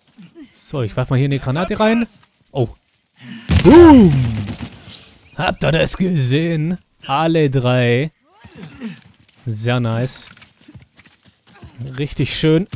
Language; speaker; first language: German; native; German